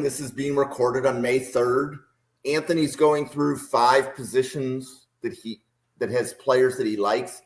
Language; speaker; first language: English; native; English